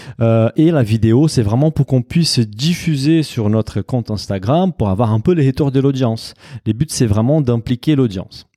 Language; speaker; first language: French; non-native, fluent; Portuguese